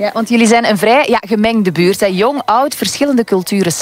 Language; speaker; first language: Dutch; native; Dutch